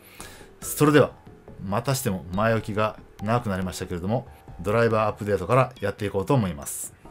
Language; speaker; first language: Japanese; native; Japanese